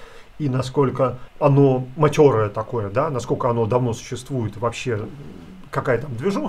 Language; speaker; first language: Russian; native; Russian